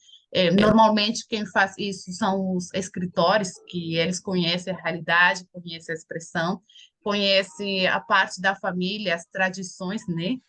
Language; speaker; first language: Portuguese; non-native, fluent; Spanish